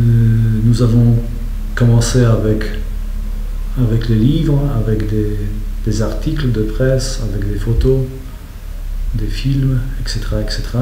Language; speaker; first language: French; non-native, fluent; Polish